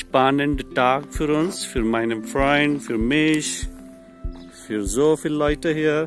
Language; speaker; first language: German; non-native, learner; Marathi